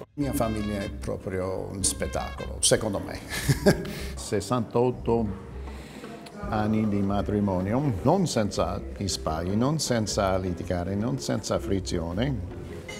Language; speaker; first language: Italian; non-native, fluent; English